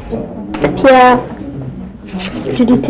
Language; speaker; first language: French; non-native, learner; English